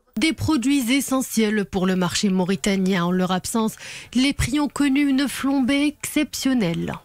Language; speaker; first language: French; non-native, local second language; Arabic